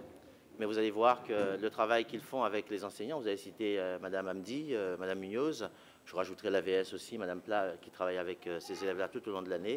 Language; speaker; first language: French; native; French